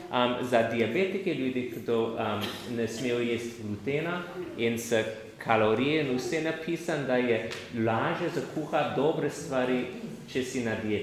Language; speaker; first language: Slovenian; non-native, learner; English